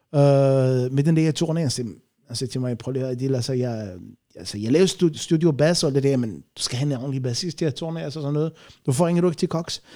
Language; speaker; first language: Danish; non-native, fluent; Arabic